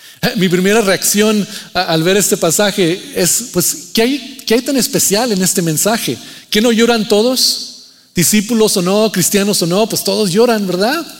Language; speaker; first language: Spanish; early bilingual, heritage; Spanish